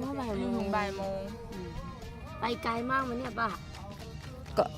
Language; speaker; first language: Thai; native; Thai